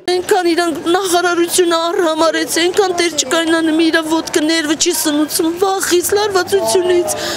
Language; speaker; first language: Armenian; non-native, local second language; Kurdish